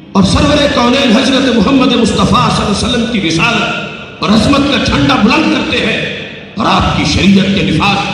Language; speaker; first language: Urdu; non-native, local second language; Punjabi